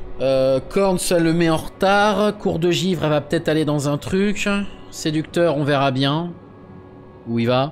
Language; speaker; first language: French; native; French